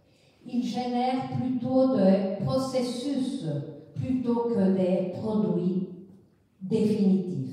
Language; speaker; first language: French; non-native, fluent; Italian